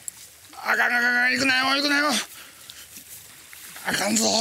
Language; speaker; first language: Japanese; native; Japanese